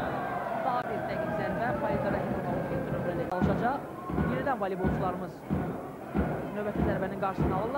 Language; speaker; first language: Azerbaijani; native; Azerbaijani